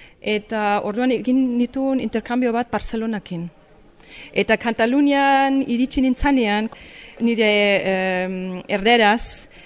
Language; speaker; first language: Basque; non-native, fluent; German